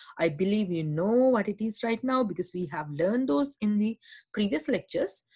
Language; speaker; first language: English; non-native, local second language; Sinhala